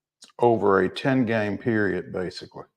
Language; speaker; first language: English; native; English